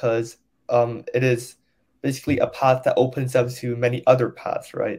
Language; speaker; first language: English; non-native, local second language; Cantonese